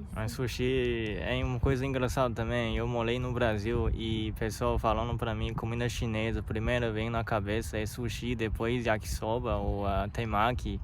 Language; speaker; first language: Portuguese; non-native, learner; Chinese